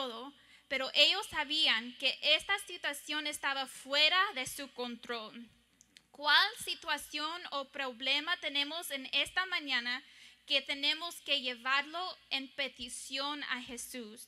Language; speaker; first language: Spanish; early bilingual, heritage; English